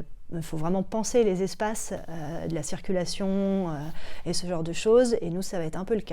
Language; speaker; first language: French; native; French